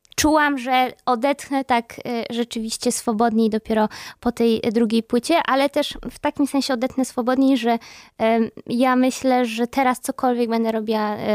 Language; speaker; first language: Polish; native; Polish